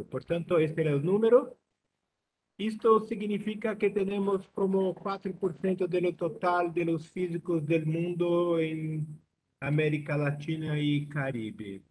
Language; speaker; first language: Spanish; non-native, learner; Portuguese